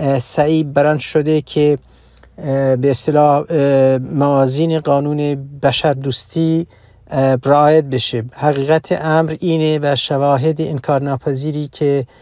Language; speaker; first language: Persian; non-native, local second language; Central Kurdish